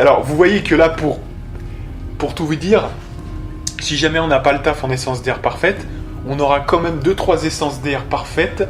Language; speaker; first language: French; native; French